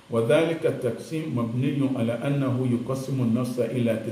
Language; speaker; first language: Arabic; non-native, fluent; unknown